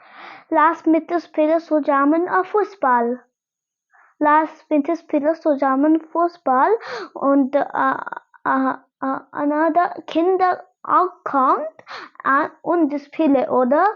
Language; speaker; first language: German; non-native, learner; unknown